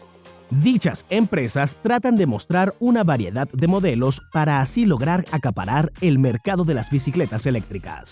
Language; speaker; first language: Spanish; native; Spanish